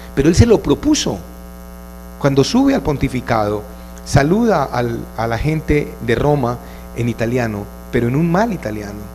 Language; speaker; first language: Spanish; native; Spanish